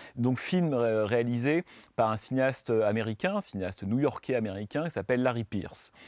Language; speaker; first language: French; native; French